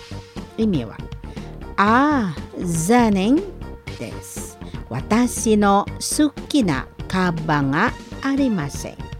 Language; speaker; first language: Japanese; non-native, fluent; Indonesian